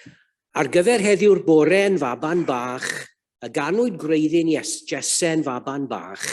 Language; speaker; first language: Welsh; native; Welsh